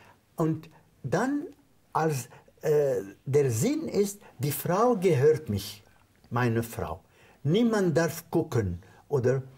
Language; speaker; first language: German; non-native, fluent; Arabic